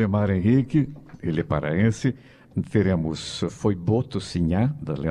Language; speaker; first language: Portuguese; native; Portuguese